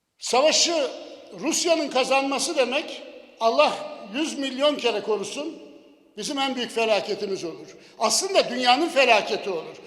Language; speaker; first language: Turkish; native; Turkish